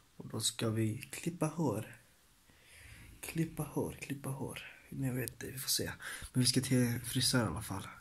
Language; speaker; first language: Swedish; native; Swedish